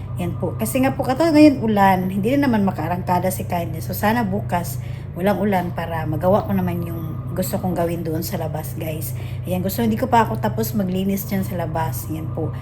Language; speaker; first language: Filipino; non-native, local second language; Hiligaynon